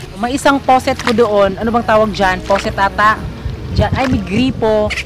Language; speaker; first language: Filipino; non-native, local second language; Cebuano